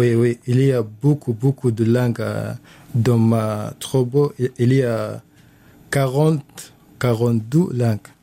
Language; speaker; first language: French; non-native, learner; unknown